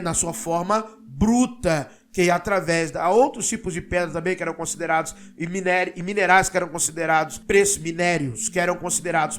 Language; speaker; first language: Portuguese; native; Portuguese